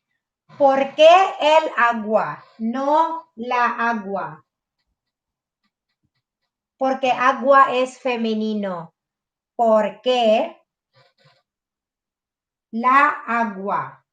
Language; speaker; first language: Spanish; non-native, fluent; Filipino